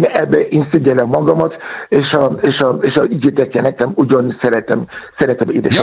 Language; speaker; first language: Hungarian; non-native, learner; Yoruba